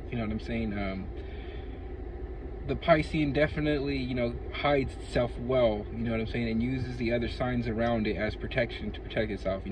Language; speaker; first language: English; native; English